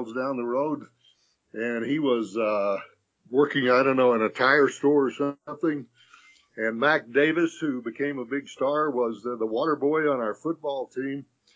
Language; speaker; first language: English; native; English